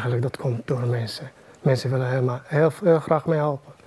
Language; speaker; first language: Dutch; non-native, learner; Arabic